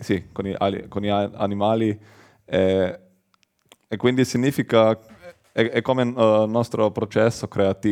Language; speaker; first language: Italian; non-native, learner; Slovenian